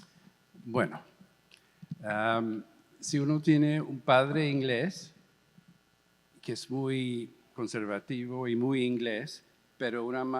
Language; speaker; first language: Spanish; early bilingual, heritage; English